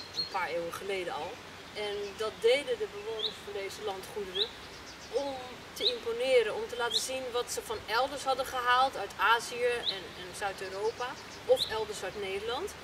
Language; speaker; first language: Dutch; native; Dutch